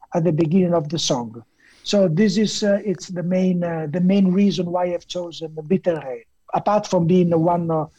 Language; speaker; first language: English; non-native, fluent; Italian